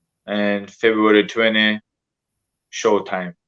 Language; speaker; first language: English; non-native, learner; Russian